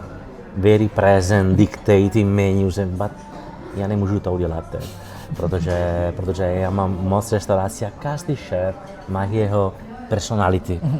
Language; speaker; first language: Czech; non-native, learner; Italian